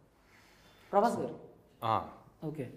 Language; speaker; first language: Telugu; native; Telugu